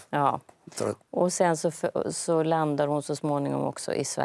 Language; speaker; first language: Swedish; native; Swedish